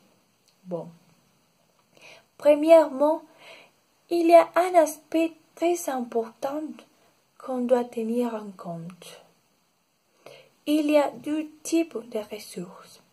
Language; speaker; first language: French; non-native, learner; Spanish